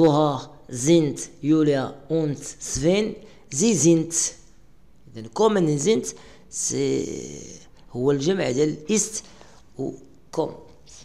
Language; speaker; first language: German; non-native, learner; Arabic